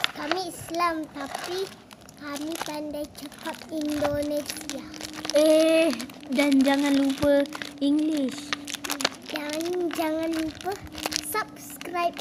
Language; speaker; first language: Indonesian; non-native, learner; Malay